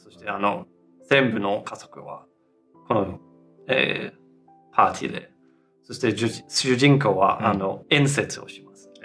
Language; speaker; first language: Japanese; non-native, learner; Danish